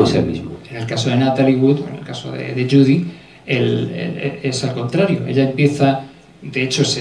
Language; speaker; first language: Spanish; native; Spanish